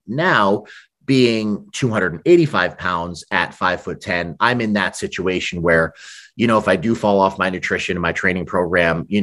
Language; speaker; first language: English; native; English